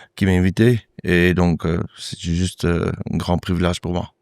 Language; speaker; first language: French; non-native, learner; Afrikaans